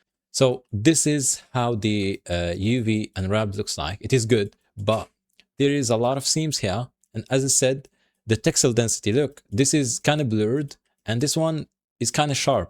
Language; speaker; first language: English; non-native, fluent; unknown